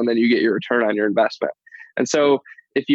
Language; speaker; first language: English; native; English